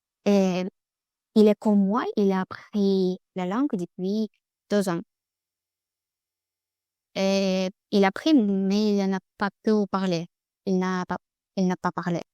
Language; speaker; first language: French; non-native, learner; Russian